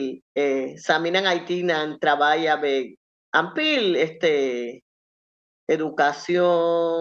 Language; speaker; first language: Haitian Creole; non-native, learner; Spanish